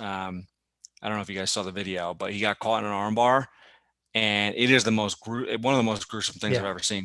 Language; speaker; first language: English; native; English